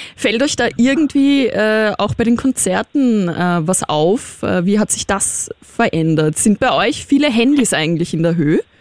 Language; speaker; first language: German; native; German